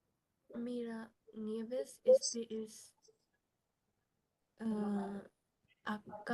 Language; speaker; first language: Spanish; non-native, learner; Bangla